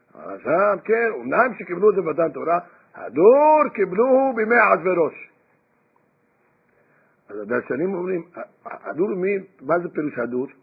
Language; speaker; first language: Hebrew; non-native, fluent; English